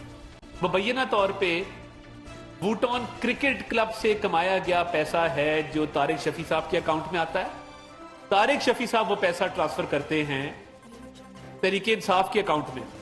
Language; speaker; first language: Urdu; non-native, local second language; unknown